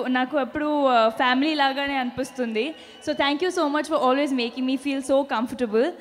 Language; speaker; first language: Telugu; non-native, fluent; Punjabi